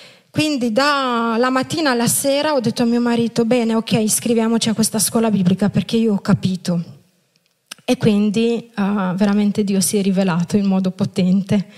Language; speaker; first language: Italian; non-native, fluent; Romanian